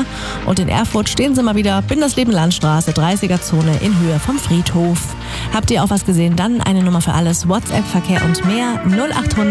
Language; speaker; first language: German; native; German